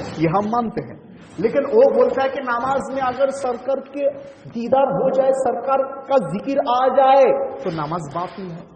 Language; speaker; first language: Urdu; non-native, local second language; Bangla